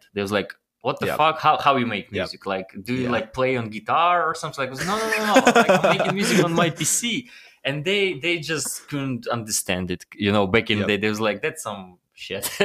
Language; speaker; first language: English; non-native, fluent; Ukrainian